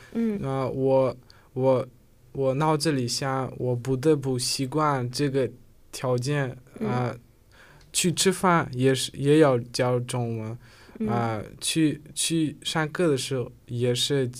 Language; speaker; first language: Chinese; non-native, learner; Uzbek